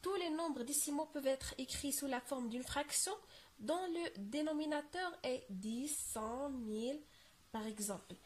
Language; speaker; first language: French; non-native, local second language; Arabic